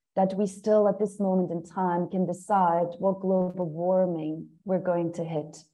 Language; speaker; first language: English; non-native, fluent; Dutch